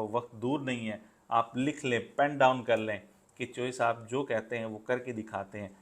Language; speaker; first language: Urdu; non-native, local second language; Punjabi